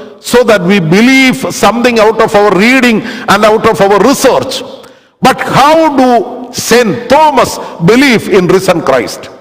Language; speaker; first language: English; non-native, local second language; Malayalam